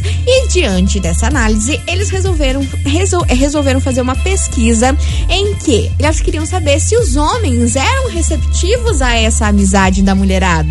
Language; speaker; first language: Portuguese; native; Portuguese